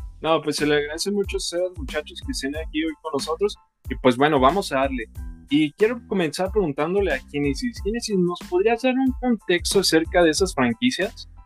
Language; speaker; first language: Spanish; native; Spanish